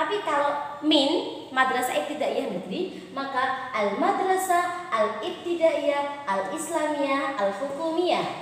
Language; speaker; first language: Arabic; non-native, fluent; Indonesian